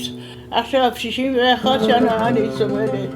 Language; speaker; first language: Hebrew; non-native, learner; Persian